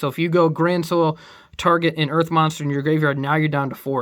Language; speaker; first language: English; native; English